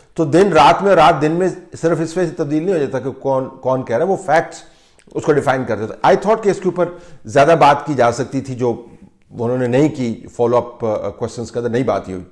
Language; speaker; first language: Urdu; native; Urdu